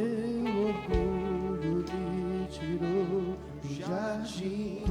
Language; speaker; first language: Portuguese; native; Portuguese